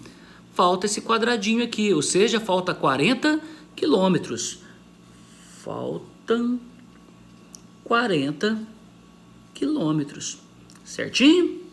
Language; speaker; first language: Portuguese; native; Portuguese